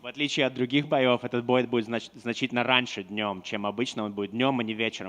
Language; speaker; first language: Russian; native; Russian